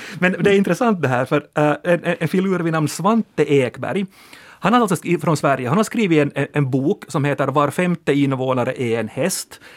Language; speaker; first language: Swedish; native; Swedish